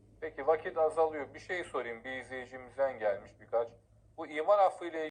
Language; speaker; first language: Turkish; native; Turkish